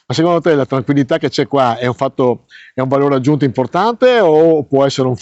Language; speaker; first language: Italian; native; Italian